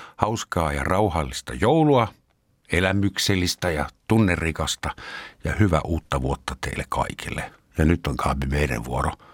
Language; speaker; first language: Finnish; non-native, fluent; German